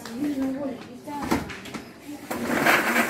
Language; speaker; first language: Spanish; native; Spanish